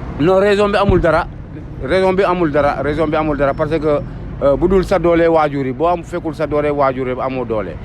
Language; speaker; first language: Wolof; non-native, local second language; Mandingo